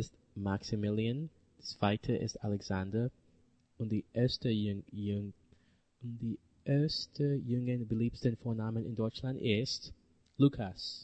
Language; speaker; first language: German; non-native, learner; English